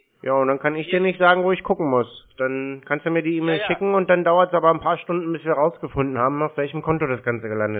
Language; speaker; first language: German; native; German